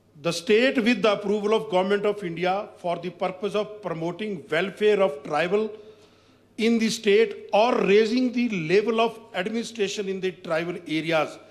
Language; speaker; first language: English; non-native, local second language; Hindi